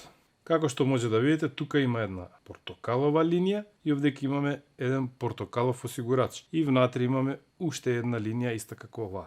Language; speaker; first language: Macedonian; native; Macedonian